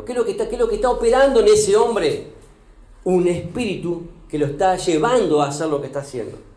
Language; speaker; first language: Spanish; native; Spanish